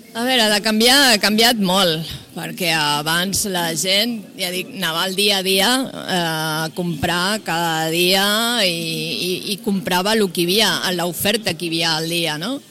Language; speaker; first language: Catalan; native; Catalan